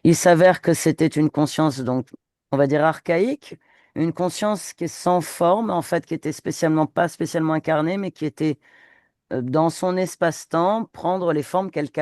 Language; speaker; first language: French; native; French